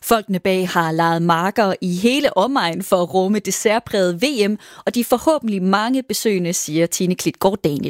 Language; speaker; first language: Danish; native; Danish